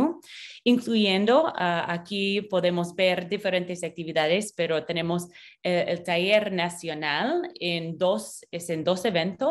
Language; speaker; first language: Spanish; non-native, fluent; English